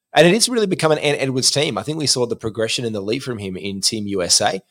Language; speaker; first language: English; native; English